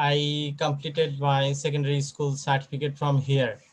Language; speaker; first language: English; non-native, fluent; Bangla